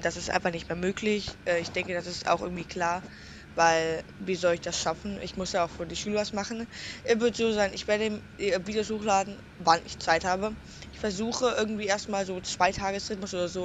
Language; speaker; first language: German; native; German